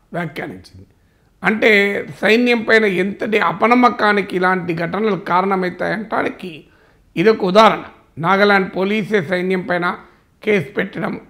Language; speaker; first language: Telugu; native; Telugu